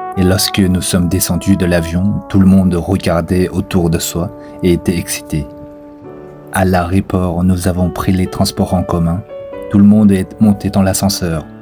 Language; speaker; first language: French; non-native, fluent; Chinese